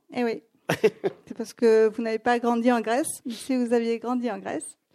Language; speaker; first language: French; non-native, fluent; Greek